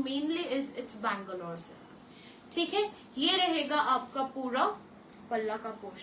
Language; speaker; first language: Hindi; non-native, local second language; Bangla